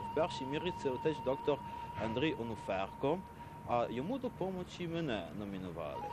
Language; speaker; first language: Ukrainian; early bilingual, heritage; Ukrainian